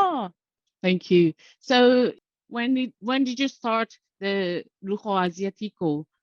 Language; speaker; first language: English; non-native, learner; Japanese